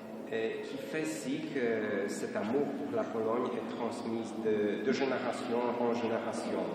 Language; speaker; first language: French; non-native, fluent; Polish